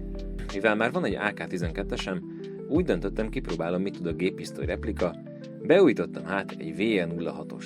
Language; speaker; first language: Hungarian; native; Hungarian